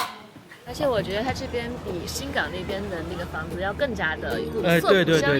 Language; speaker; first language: Chinese; native; Chinese